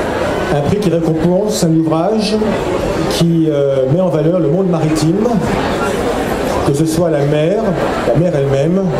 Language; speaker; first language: French; native; French